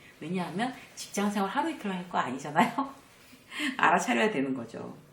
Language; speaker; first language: Korean; native; Korean